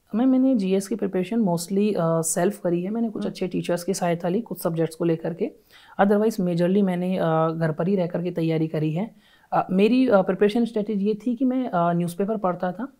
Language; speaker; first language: Hindi; native; Hindi